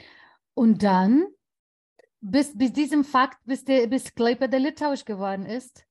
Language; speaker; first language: German; non-native, fluent; Lithuanian